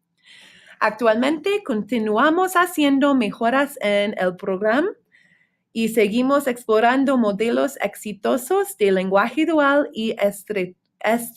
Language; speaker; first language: Spanish; non-native, fluent; English